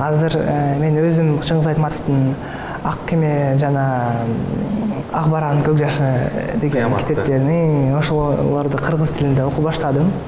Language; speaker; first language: Kyrgyz; early bilingual, heritage; Kyrgyz